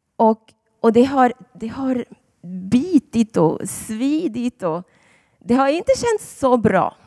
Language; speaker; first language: Swedish; non-native, fluent; Spanish